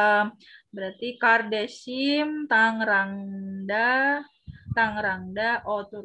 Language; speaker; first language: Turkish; non-native, learner; Indonesian